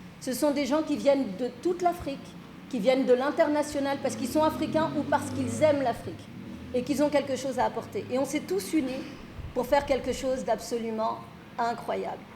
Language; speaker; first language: French; early bilingual, other home language; Fula